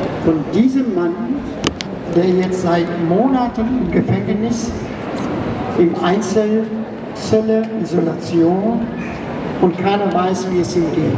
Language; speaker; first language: German; non-native, learner; Persian